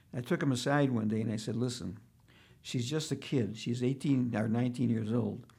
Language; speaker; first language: English; early bilingual, other home language; Yiddish